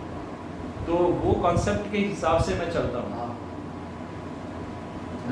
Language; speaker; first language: Hindi; native; Hindi